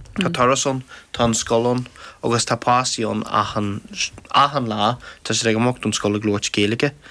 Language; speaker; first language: Irish; non-native, local second language; English